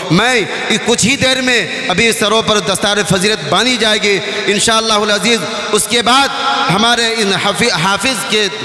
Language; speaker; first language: Urdu; non-native, local second language; Bangla